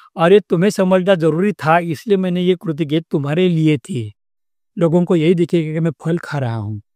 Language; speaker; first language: Hindi; non-native, local second language; Marathi